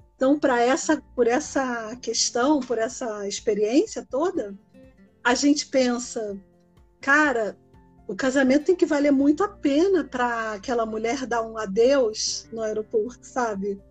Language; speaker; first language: Portuguese; native; Portuguese